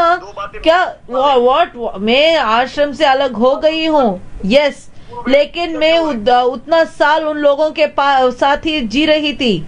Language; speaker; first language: Hindi; non-native, local second language; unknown